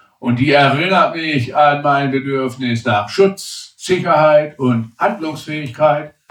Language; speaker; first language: German; native; German